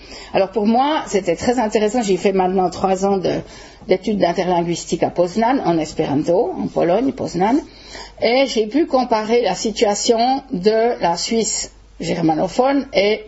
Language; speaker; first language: French; native; French